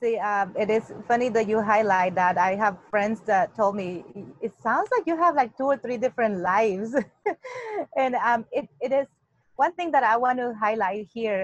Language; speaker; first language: English; non-native, fluent; Spanish